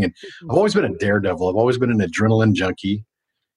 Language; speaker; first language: English; native; English